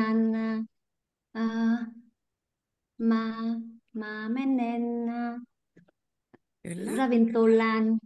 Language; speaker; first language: Finnish; non-native, learner; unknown